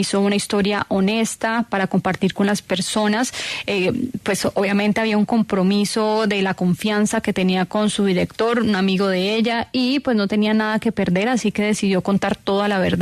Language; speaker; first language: Spanish; native; Spanish